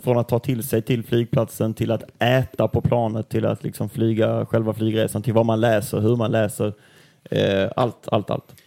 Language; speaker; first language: Swedish; native; Swedish